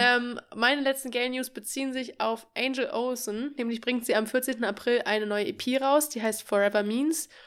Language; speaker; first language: German; native; German